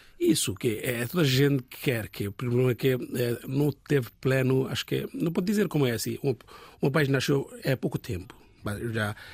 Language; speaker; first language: Portuguese; non-native, learner; Bangla